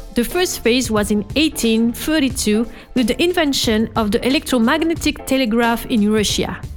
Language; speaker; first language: English; non-native, fluent; French